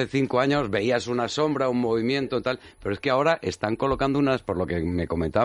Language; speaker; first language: Spanish; native; Spanish